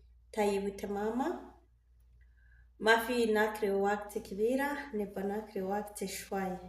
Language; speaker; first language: Arabic; non-native, learner; Rundi